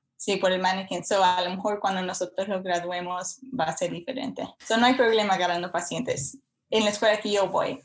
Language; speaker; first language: Spanish; early bilingual, heritage; Spanish